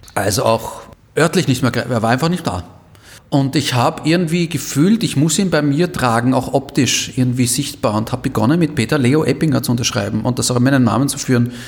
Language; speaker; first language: German; native; German